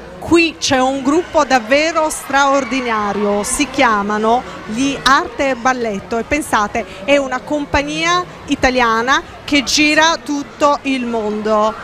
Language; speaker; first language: Italian; native; Italian